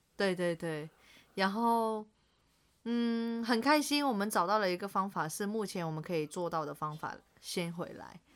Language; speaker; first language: Chinese; native; Chinese